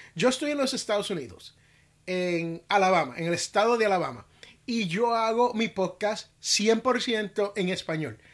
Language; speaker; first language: Spanish; native; Spanish